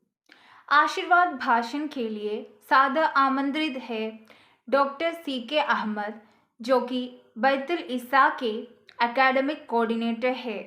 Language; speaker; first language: Hindi; non-native, local second language; Malayalam